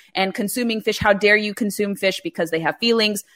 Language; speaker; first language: English; native; English